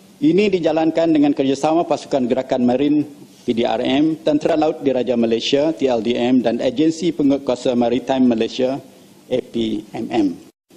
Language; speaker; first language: Malay; native; Malay